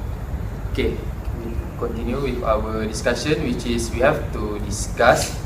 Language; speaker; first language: English; non-native, local second language; Malay